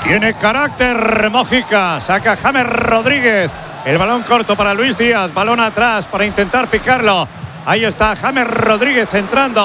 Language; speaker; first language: Spanish; native; Spanish